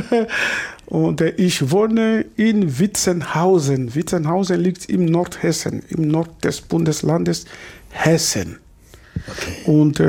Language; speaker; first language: German; non-native, fluent; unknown